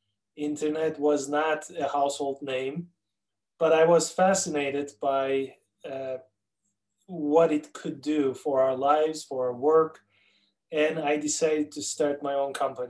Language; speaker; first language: English; non-native, fluent; Turkish